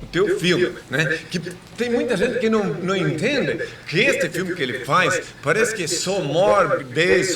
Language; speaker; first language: Portuguese; native; Portuguese